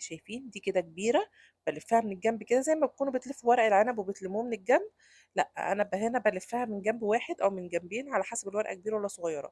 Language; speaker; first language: Arabic; native; Arabic